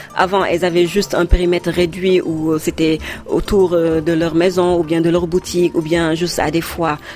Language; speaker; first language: French; non-native, local second language; Wolof